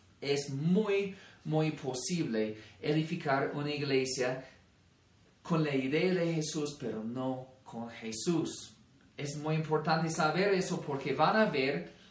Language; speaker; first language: Spanish; non-native, fluent; English